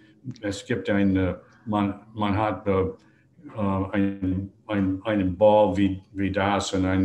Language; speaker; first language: German; non-native, learner; English